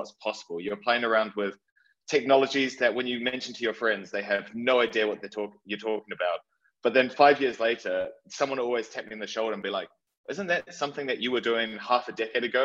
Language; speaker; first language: English; native; English